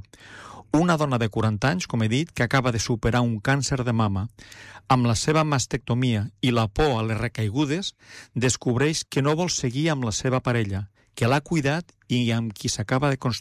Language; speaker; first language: Catalan; native; Catalan